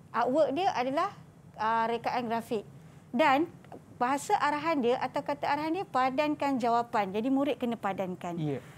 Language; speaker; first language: Malay; native; Malay